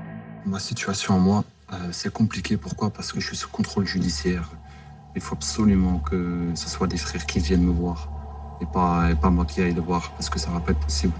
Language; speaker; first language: French; native; French